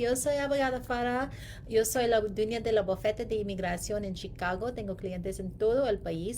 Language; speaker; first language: Spanish; non-native, learner; English